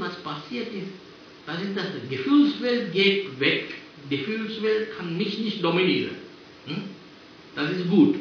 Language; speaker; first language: German; non-native, fluent; Sinhala